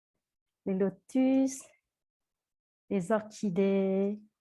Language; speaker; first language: French; non-native, fluent; Vietnamese